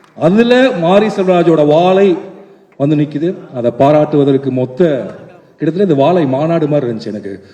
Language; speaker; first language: Tamil; native; Tamil